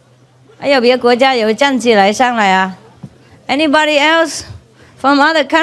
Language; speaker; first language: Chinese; non-native, fluent; Vietnamese